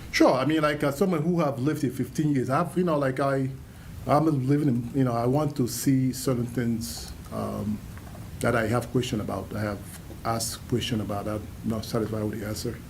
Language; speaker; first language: English; early bilingual, other home language; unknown